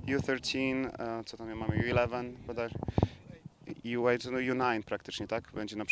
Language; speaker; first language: Polish; native; Polish